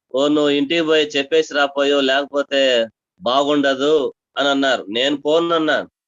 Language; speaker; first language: Telugu; non-native, local second language; Tamil